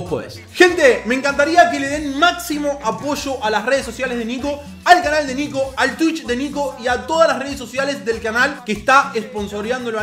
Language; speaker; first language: Spanish; native; Spanish